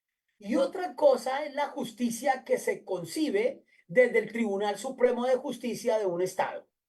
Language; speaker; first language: Spanish; native; Spanish